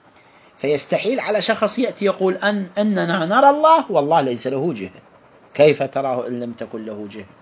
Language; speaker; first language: Arabic; native; Arabic